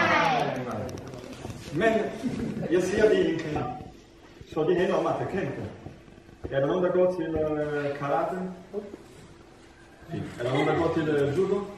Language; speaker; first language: Danish; non-native, fluent; Vietnamese